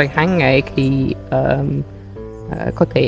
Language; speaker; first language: Vietnamese; non-native, learner; French